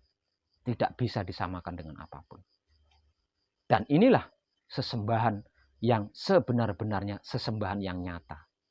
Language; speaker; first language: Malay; non-native, local second language; Javanese